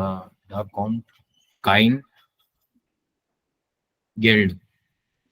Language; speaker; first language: German; non-native, learner; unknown